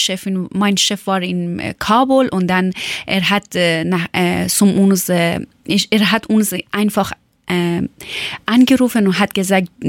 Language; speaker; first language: German; non-native, learner; Persian